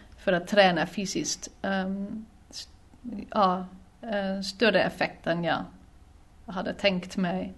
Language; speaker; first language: Swedish; non-native, fluent; Dutch